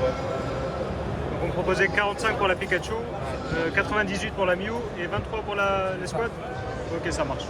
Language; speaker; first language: French; native; French